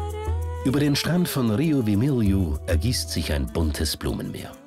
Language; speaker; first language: German; native; German